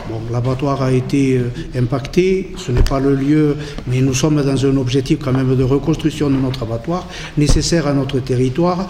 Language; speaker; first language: French; native; French